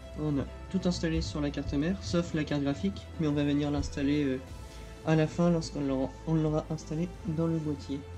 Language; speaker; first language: French; native; French